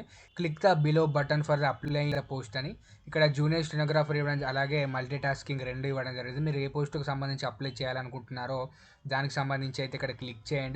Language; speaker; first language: Telugu; native; Telugu